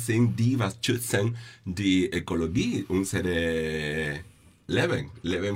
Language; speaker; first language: German; non-native, fluent; Spanish